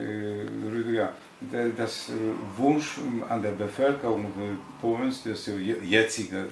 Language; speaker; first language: German; non-native, learner; Polish